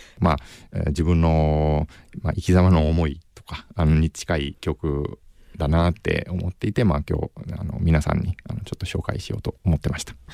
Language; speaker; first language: Japanese; non-native, fluent; Italian